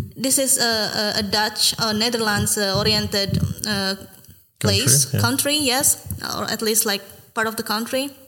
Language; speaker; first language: English; non-native, fluent; Indonesian